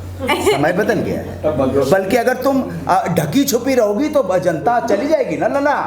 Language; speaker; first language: Hindi; native; Hindi